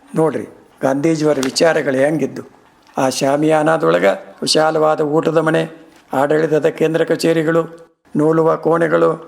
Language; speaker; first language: Kannada; native; Kannada